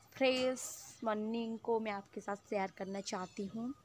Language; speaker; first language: Hindi; non-native, local second language; Odia